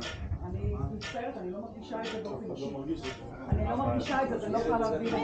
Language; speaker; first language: Hebrew; native; Hebrew